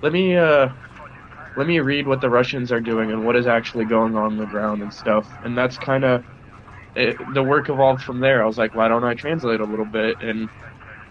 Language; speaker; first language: English; early bilingual, other home language; Russian